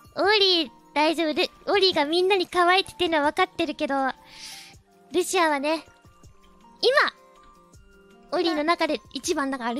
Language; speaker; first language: Japanese; native; Japanese